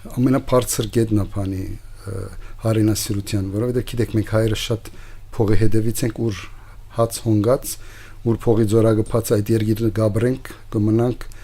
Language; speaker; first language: Armenian; early bilingual, heritage; Armenian